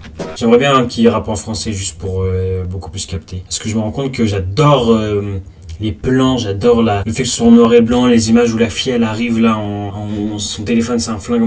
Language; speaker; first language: French; native; French